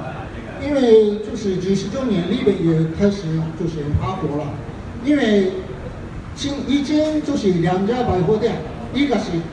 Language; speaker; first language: Chinese; non-native, fluent; Japanese